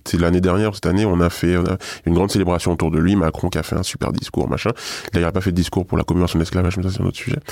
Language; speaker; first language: French; native; French